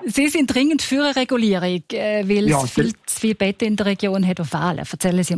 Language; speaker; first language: German; native; German